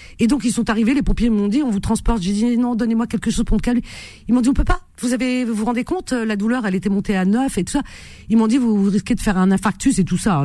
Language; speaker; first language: French; native; French